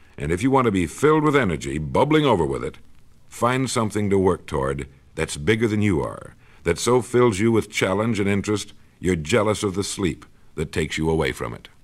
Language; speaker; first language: English; native; English